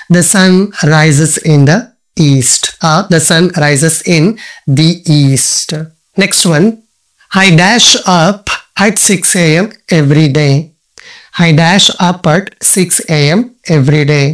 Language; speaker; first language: English; non-native, local second language; Kannada